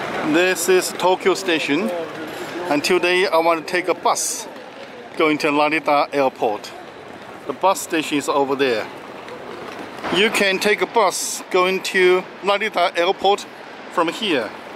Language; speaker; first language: English; non-native, fluent; Chinese